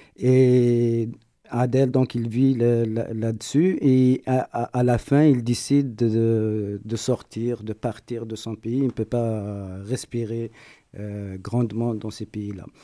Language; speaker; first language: French; non-native, local second language; Berber languages